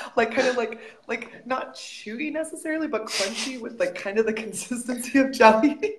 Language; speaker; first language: English; native; English